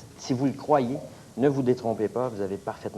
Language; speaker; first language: French; native; French